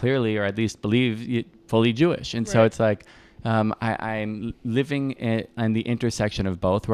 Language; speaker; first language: English; native; English